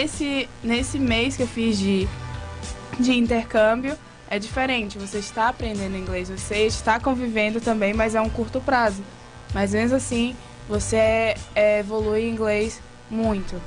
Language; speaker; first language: Portuguese; early bilingual, other home language; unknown